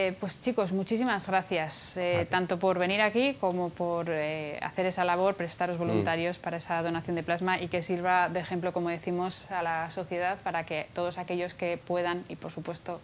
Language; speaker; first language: Spanish; native; Spanish